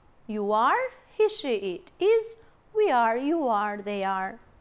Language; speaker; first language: English; non-native, fluent; Albanian